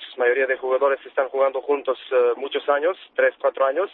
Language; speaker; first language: Spanish; non-native, fluent; Serbian